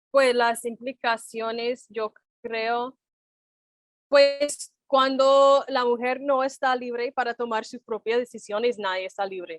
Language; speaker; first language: Spanish; non-native, fluent; English